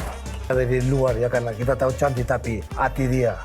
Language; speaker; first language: Indonesian; non-native, fluent; Spanish